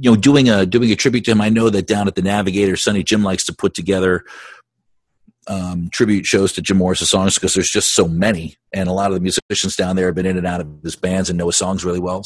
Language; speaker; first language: English; native; English